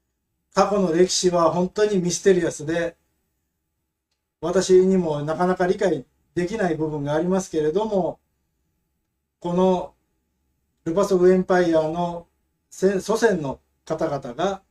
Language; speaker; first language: Japanese; non-native, fluent; Filipino